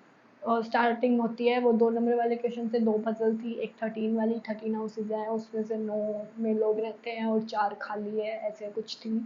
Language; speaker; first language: Hindi; native; Hindi